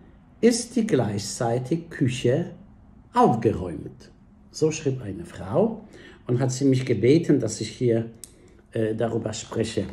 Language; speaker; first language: German; non-native, fluent; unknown